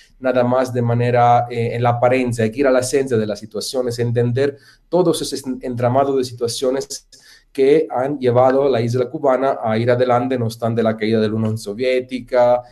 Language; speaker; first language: Spanish; non-native, fluent; Italian